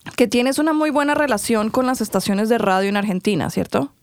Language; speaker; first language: Spanish; native; Spanish